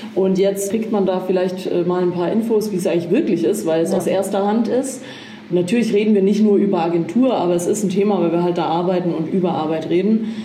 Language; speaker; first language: German; early bilingual, other home language; Croatian